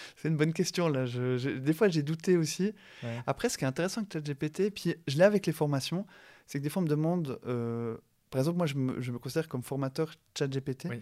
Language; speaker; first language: French; native; French